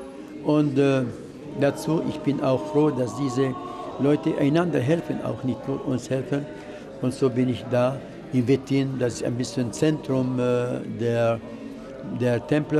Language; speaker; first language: German; non-native, fluent; Arabic